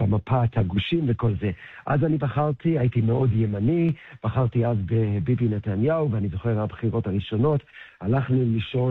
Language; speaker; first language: Hebrew; early bilingual, heritage; English